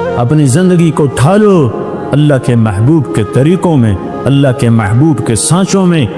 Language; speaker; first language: Urdu; non-native, local second language; Punjabi